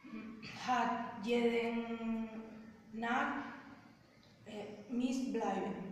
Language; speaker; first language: German; non-native, learner; Spanish